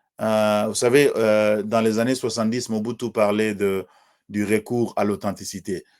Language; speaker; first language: French; non-native, local second language; Swahili